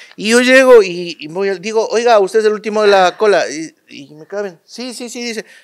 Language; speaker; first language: Spanish; native; Spanish